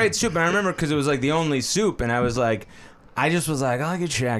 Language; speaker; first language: English; native; English